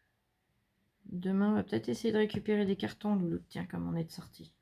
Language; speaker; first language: French; native; French